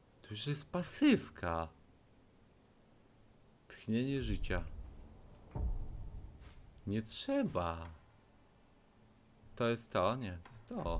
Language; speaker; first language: Polish; native; Polish